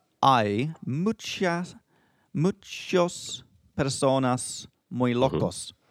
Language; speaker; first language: Spanish; non-native, learner; English